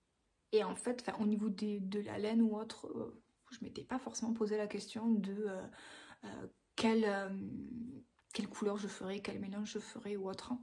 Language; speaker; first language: French; native; French